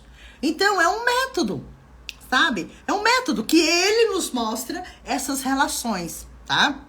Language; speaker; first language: Portuguese; native; Portuguese